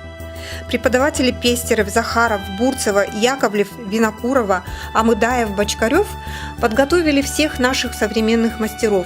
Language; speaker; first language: Russian; native; Russian